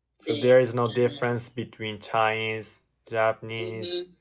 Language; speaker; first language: English; non-native, learner; Japanese